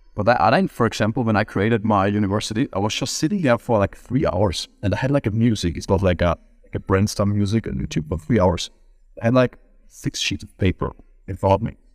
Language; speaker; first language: English; non-native, fluent; German